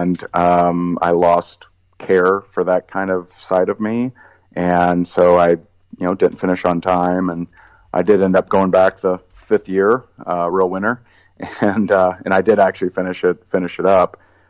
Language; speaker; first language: English; native; English